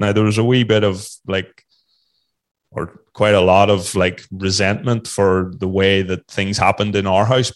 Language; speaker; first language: English; native; English